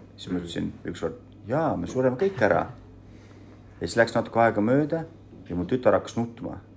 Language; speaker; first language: Estonian; early bilingual, other home language; Russian